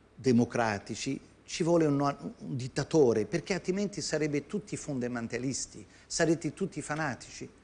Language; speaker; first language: Italian; non-native, fluent; Arabic